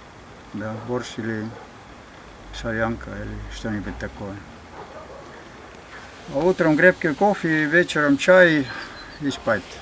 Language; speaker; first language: Russian; non-native, fluent; Estonian